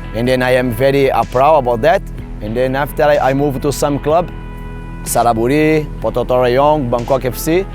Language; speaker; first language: English; non-native, learner; Portuguese